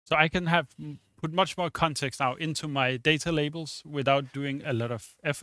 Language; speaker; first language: English; non-native, fluent; Danish